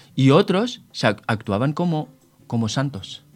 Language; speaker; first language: Spanish; non-native, fluent; Hebrew